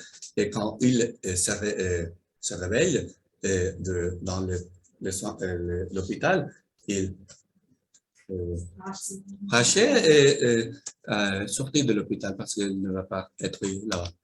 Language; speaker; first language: French; non-native, learner; Spanish